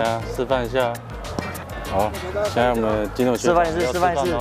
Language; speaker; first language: Chinese; native; Chinese